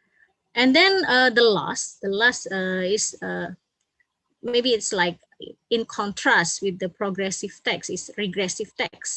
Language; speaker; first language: English; non-native, fluent; Indonesian